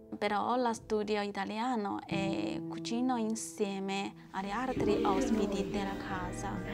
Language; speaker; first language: Italian; non-native, learner; Chinese